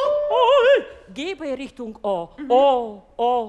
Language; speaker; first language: German; non-native, fluent; Bulgarian